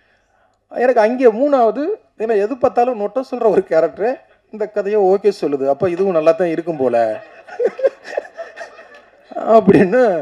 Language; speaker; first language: Tamil; native; Tamil